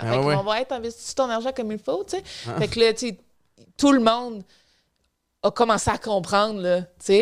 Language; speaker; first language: French; native; French